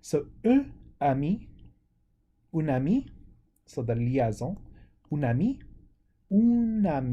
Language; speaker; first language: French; non-native, fluent; English